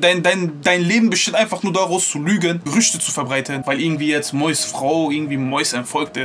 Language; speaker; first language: German; native; German